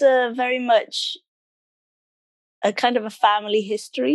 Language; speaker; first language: English; native; English